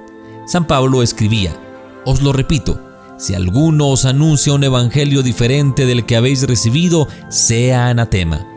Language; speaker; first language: Spanish; native; Spanish